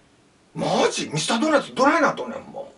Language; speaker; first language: Japanese; native; Japanese